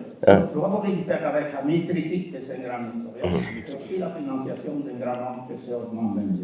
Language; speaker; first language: French; non-native, fluent; Spanish